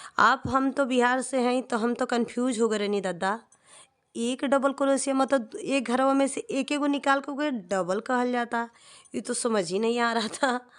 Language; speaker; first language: Hindi; non-native, local second language; Bhojpuri